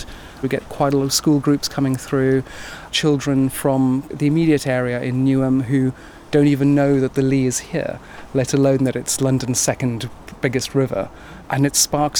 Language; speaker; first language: English; native; English